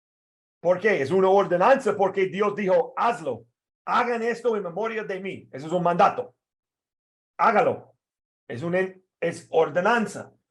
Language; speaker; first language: Spanish; non-native, fluent; English